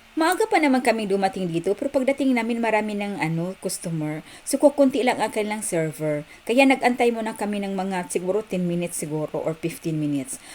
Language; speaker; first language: Filipino; native; Filipino